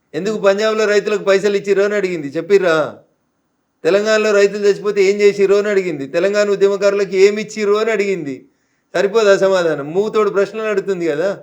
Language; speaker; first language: Telugu; native; Telugu